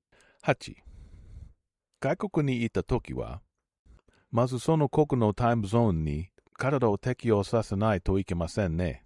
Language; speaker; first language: Japanese; non-native, learner; English